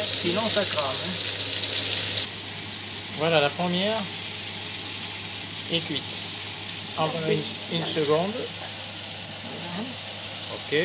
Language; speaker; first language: French; native; French